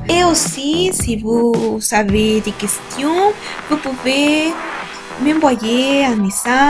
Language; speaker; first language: French; non-native, learner; Spanish